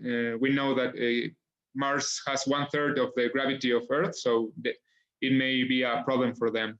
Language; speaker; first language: English; non-native, fluent; Spanish